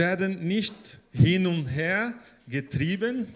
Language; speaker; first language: German; non-native, fluent; Portuguese